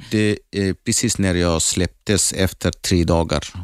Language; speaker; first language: Swedish; non-native, learner; Arabic